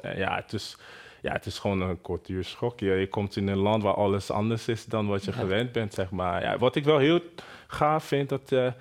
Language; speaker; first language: Dutch; non-native, fluent; Bini